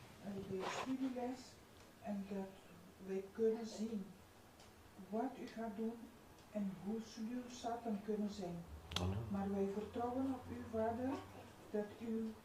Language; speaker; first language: Dutch; non-native, local second language; Papiamento